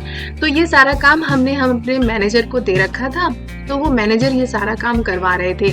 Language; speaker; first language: Hindi; native; Hindi